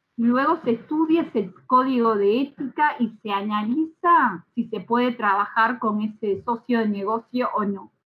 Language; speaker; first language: Spanish; native; Spanish